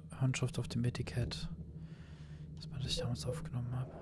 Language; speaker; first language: German; native; German